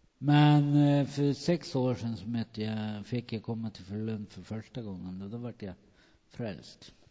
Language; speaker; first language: Swedish; native; Swedish